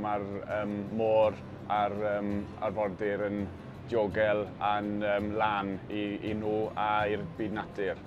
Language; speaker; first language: Welsh; native; Welsh